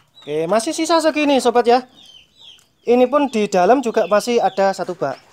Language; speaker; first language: Indonesian; native; Indonesian